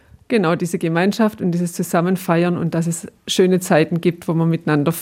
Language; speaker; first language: German; native; German